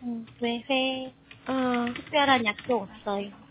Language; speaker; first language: Chinese; non-native, learner; Korean